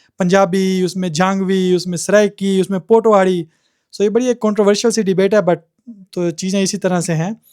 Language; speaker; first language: Urdu; native; Urdu